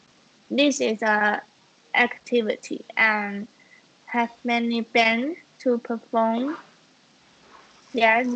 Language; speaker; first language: English; non-native, learner; Chinese